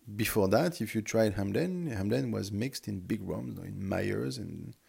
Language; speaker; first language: English; non-native, fluent; French